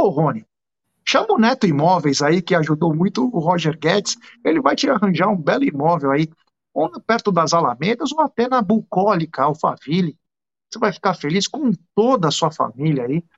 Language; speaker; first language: Portuguese; native; Portuguese